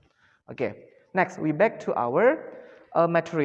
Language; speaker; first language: English; non-native, fluent; Indonesian